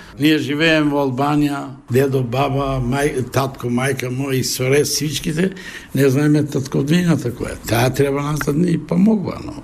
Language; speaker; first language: Bulgarian; early bilingual, heritage; Bulgarian